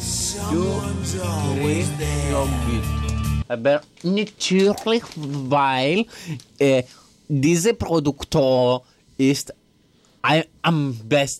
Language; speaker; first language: German; non-native, learner; Greek